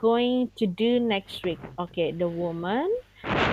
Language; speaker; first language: English; non-native, fluent; Indonesian